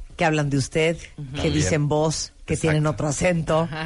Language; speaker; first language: Spanish; native; Spanish